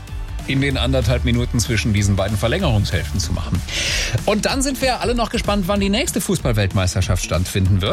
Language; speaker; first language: German; native; German